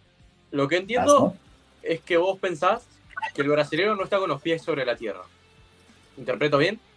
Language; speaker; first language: Spanish; native; Spanish